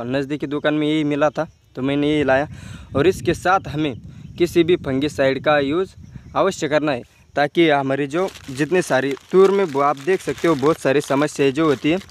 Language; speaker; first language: Hindi; non-native, local second language; Marathi